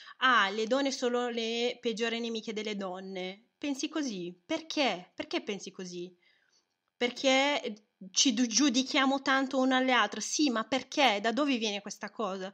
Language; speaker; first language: Italian; non-native, fluent; Portuguese